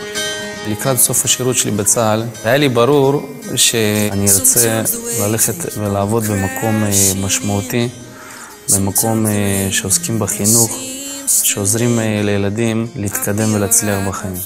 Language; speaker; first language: Hebrew; non-native, fluent; Russian